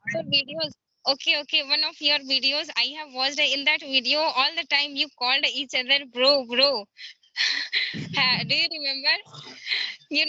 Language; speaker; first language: English; non-native, learner; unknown